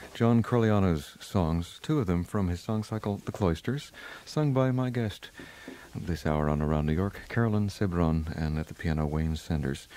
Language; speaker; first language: English; native; English